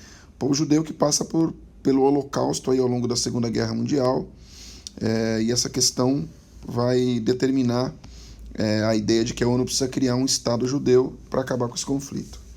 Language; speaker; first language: Portuguese; native; Portuguese